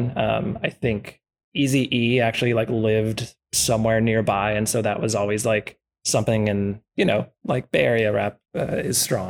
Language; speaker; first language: English; native; English